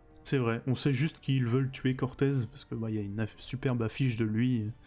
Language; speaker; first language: French; native; French